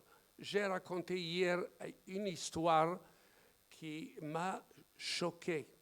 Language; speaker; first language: French; non-native, fluent; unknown